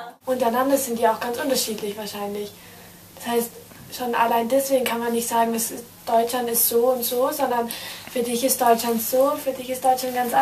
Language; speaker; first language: German; native; German